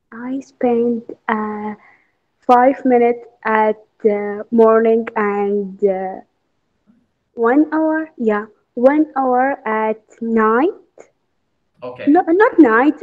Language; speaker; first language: English; non-native, fluent; Arabic